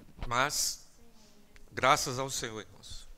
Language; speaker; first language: Portuguese; native; Portuguese